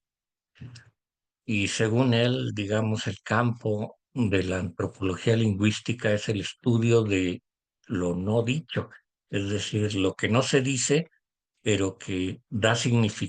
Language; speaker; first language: Spanish; native; Spanish